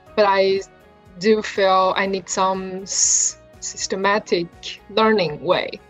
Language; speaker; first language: English; non-native, fluent; Chinese